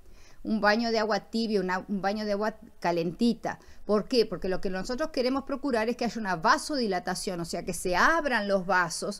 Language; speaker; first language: Spanish; native; Spanish